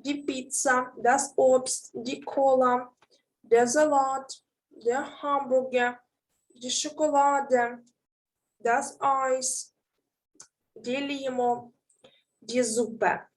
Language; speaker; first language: German; non-native, fluent; Ukrainian